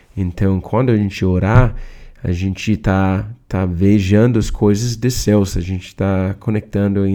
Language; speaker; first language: Portuguese; non-native, learner; English